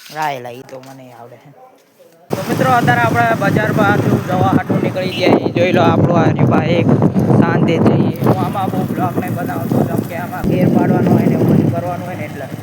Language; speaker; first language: Gujarati; native; Gujarati